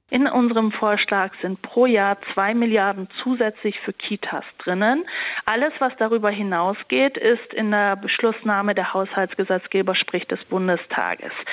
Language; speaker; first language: German; early bilingual, other home language; Turkish